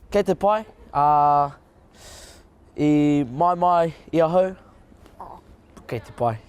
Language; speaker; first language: Māori; non-native, local second language; English